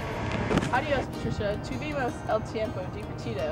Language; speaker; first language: Spanish; non-native, learner; English